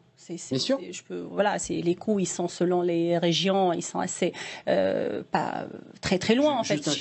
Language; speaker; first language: French; non-native, local second language; Arabic